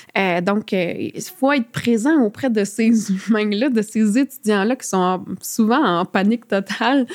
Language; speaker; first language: French; native; French